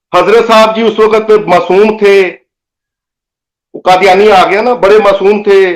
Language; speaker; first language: Urdu; non-native, local second language; Punjabi